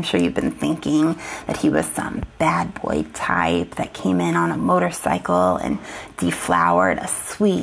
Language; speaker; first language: English; native; English